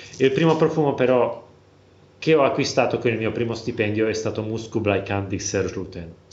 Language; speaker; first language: Italian; non-native, fluent; Slovak